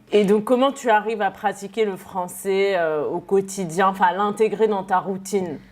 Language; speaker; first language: French; native; French